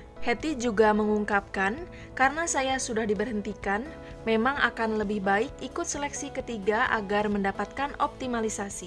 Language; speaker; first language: Indonesian; native; Indonesian